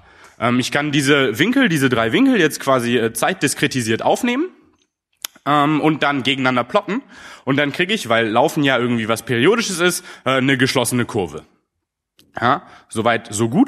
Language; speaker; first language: German; native; German